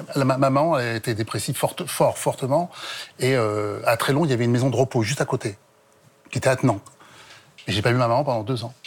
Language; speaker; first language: French; native; French